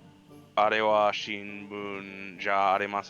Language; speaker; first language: Japanese; non-native, learner; English